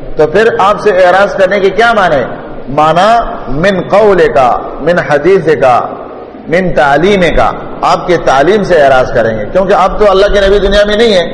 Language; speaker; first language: Urdu; non-native, local second language; Pashto